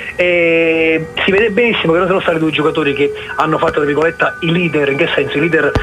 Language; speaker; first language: Italian; native; Italian